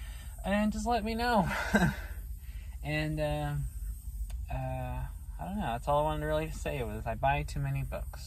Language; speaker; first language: English; native; English